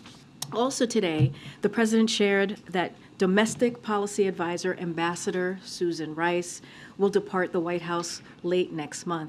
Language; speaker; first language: English; native; English